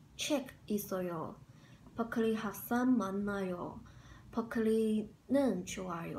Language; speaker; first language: Korean; non-native, learner; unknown